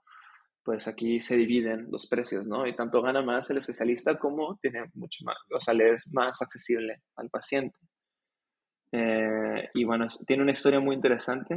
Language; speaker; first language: Spanish; native; Spanish